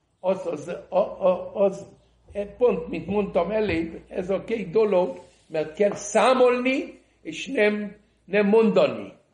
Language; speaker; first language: Hungarian; early bilingual, heritage; Hungarian